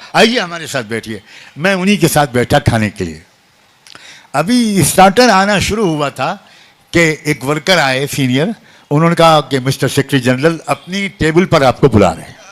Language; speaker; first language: Urdu; native; Urdu